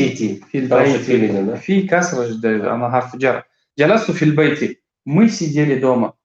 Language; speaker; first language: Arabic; non-native, fluent; Tajik